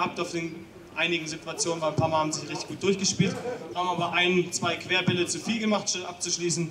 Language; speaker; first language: German; native; German